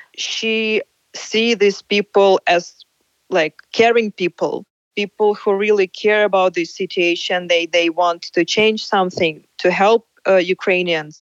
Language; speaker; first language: English; non-native, fluent; Ukrainian